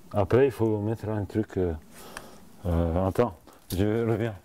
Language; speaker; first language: French; non-native, fluent; Bulgarian